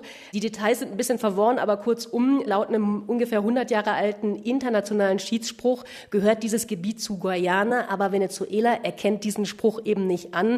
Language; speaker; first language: German; native; German